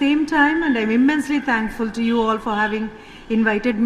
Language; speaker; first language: English; non-native, local second language; Tamil